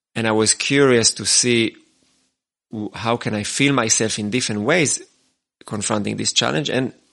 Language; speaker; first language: English; non-native, fluent; Hebrew